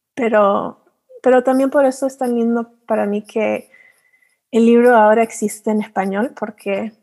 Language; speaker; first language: Spanish; early bilingual, heritage; Spanish